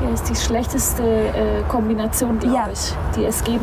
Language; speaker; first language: German; native; German